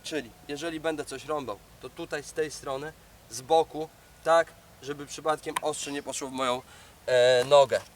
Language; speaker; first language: Polish; native; Polish